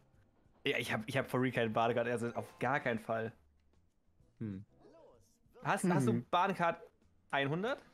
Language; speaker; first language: German; native; German